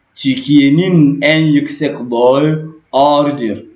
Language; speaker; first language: Turkish; non-native, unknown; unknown